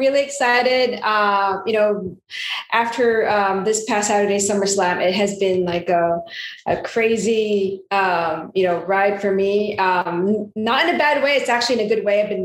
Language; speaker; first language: English; non-native, local second language; Filipino